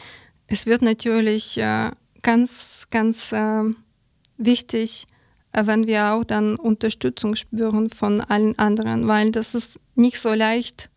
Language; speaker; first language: German; non-native, learner; Ukrainian